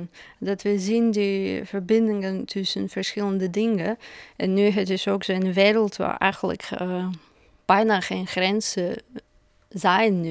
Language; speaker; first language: Dutch; non-native, fluent; Russian